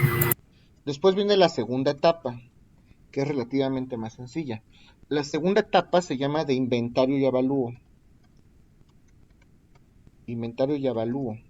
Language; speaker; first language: Spanish; native; Spanish